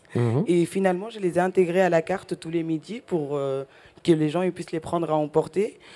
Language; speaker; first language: French; early bilingual, other home language; Spanish